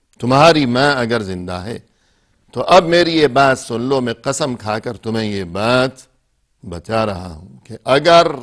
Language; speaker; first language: Urdu; native; Urdu